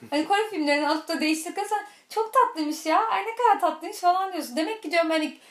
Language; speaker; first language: Turkish; native; Turkish